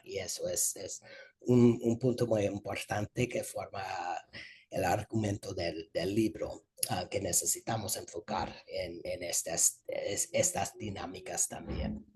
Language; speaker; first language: Spanish; non-native, fluent; English